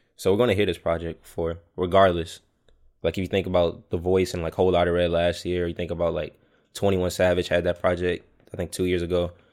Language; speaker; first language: English; native; English